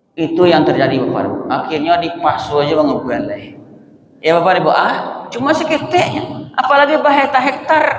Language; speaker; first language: Malay; non-native, local second language; Minangkabau